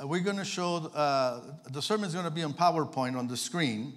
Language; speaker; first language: English; early bilingual, other home language; Spanish